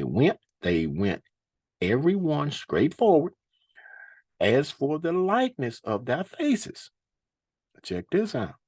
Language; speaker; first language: English; native; English